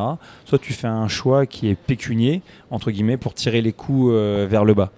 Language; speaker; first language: French; native; French